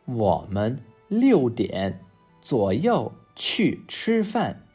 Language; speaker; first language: Chinese; non-native, fluent; English